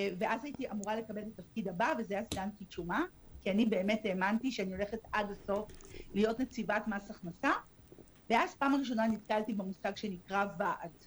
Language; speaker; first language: Hebrew; early bilingual, other home language; Russian